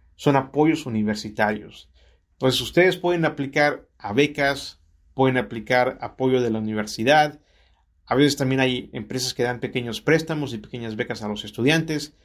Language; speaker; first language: Spanish; native; Spanish